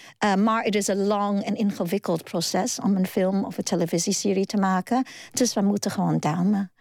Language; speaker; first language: Dutch; non-native, fluent; Cantonese